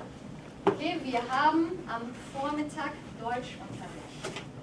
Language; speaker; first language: German; non-native, fluent; English